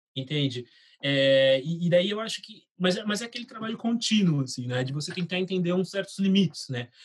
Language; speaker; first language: Portuguese; native; Portuguese